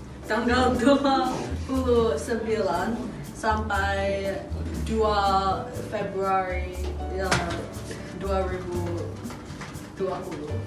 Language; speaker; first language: Indonesian; non-native, learner; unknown